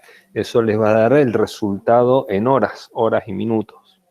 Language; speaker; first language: Spanish; native; Spanish